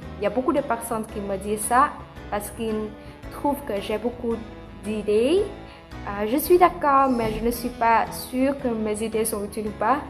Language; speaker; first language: French; non-native, fluent; Vietnamese